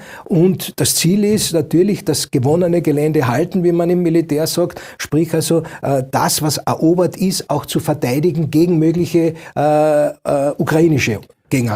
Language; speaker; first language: German; native; German